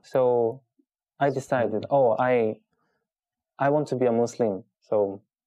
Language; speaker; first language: English; non-native, learner; Korean